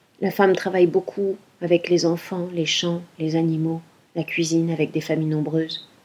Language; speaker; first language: French; non-native, learner; Arabic